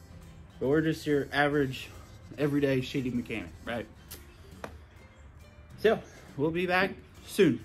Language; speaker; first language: English; native; English